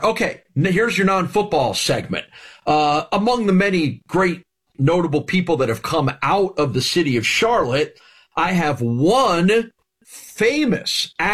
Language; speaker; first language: English; native; English